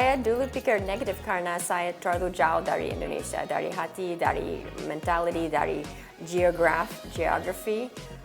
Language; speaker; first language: Indonesian; early bilingual, heritage; English